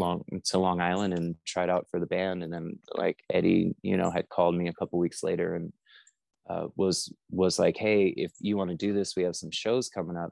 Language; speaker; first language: English; native; English